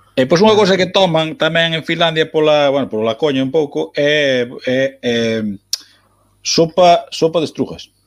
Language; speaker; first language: Galician; native; Galician